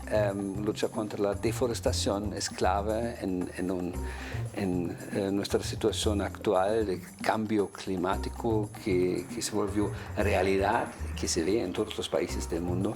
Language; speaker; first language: Spanish; non-native, fluent; German